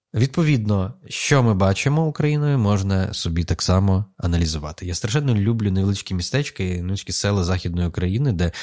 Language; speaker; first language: Ukrainian; native; Ukrainian